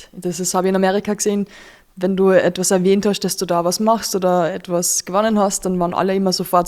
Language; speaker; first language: German; native; German